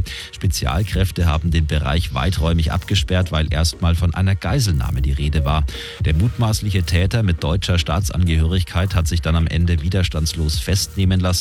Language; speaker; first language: German; native; German